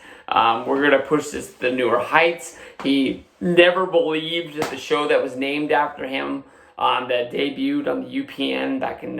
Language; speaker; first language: English; native; English